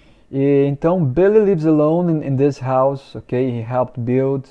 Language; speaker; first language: English; non-native, fluent; Portuguese